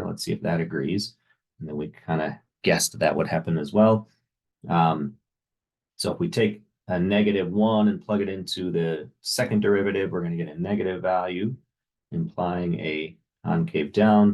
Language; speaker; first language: English; native; English